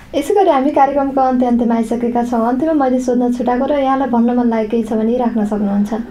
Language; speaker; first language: Nepali; native; Nepali